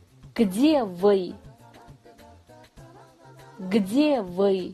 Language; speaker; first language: Russian; non-native, fluent; Kazakh